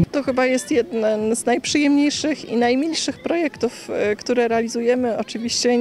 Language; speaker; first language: Polish; native; Polish